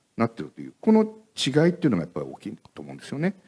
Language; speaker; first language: Japanese; native; Japanese